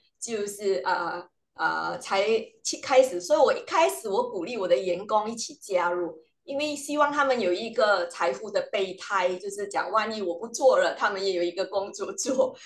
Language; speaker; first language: Chinese; native; Chinese